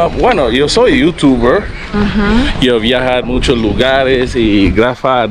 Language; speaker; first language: Spanish; non-native, learner; English